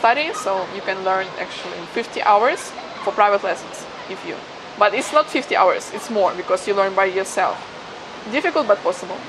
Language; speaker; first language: English; non-native, fluent; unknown